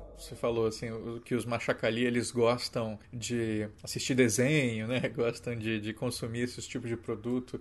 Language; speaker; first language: Portuguese; native; Portuguese